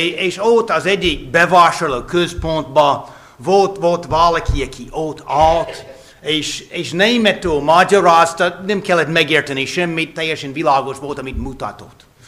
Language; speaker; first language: Hungarian; non-native, fluent; English